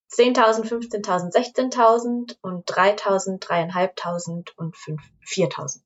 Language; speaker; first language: German; native; German